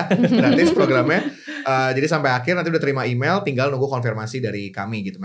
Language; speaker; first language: Indonesian; native; Indonesian